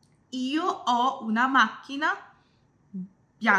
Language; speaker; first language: Italian; non-native, fluent; Bangla